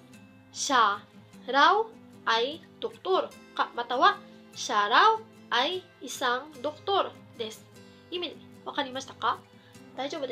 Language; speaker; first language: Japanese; non-native, fluent; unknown